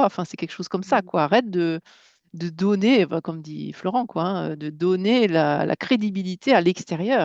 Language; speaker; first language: French; native; French